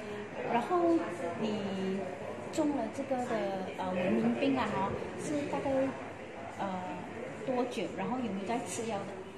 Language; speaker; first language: Chinese; native; Chinese